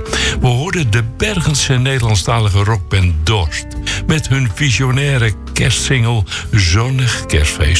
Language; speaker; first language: Dutch; native; Dutch